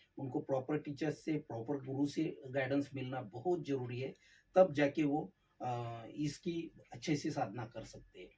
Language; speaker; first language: Hindi; non-native, local second language; Marathi